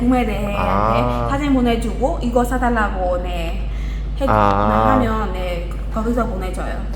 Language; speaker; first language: Korean; non-native, learner; Burmese